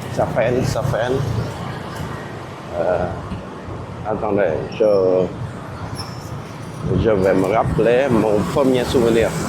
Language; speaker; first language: French; non-native, fluent; Vietnamese